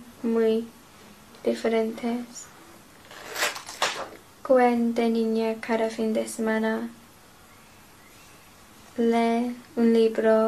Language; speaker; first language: Spanish; non-native, learner; English